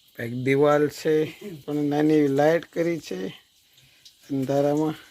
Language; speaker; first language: Gujarati; native; Gujarati